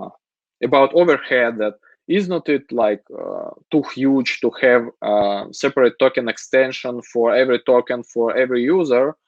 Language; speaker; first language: English; non-native, fluent; Russian